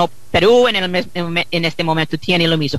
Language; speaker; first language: Spanish; non-native, fluent; English